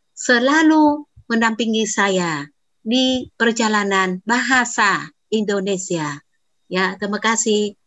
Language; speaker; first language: Indonesian; non-native, fluent; Vietnamese